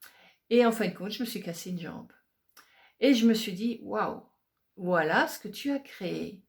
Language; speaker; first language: French; native; French